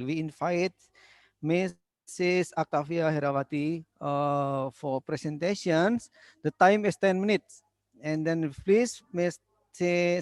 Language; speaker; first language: English; non-native, learner; Indonesian